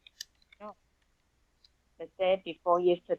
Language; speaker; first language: English; non-native, learner; Chinese